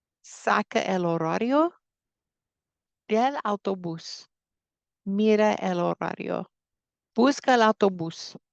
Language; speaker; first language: Spanish; non-native, fluent; English